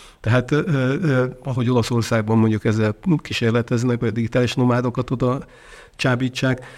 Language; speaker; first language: Hungarian; native; Hungarian